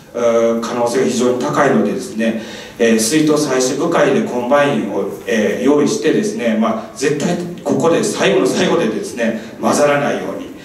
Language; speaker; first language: Japanese; native; Japanese